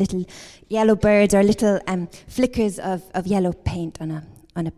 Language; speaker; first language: English; native; English